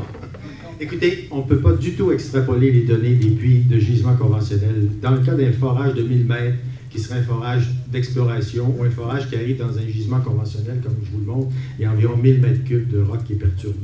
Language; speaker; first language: French; native; French